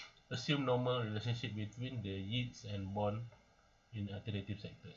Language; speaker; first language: English; non-native, local second language; Malay